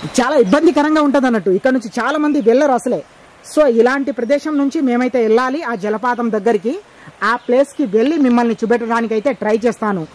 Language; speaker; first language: Telugu; non-native, local second language; Lambadi